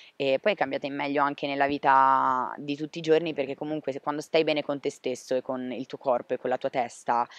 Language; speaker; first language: Italian; native; Italian